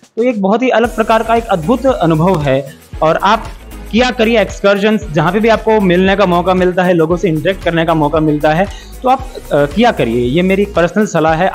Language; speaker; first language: Hindi; native; Hindi